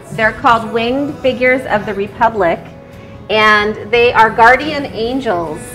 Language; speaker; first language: English; native; English